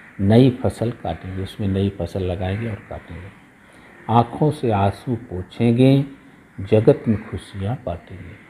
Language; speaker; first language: Hindi; native; Hindi